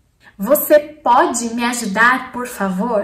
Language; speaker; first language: Portuguese; native; Portuguese